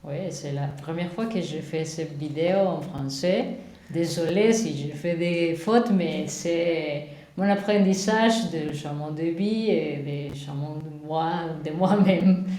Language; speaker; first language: French; non-native, learner; Spanish